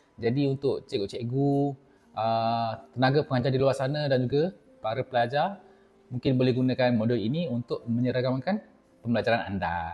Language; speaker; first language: Malay; native; Malay